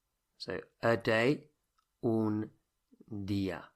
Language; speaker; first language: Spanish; non-native, fluent; English